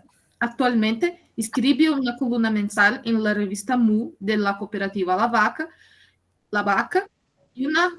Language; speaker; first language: Spanish; non-native, learner; Portuguese